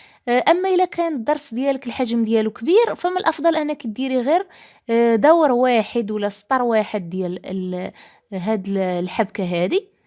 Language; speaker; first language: Arabic; native; Arabic